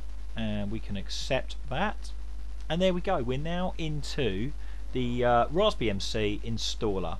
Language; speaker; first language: English; native; English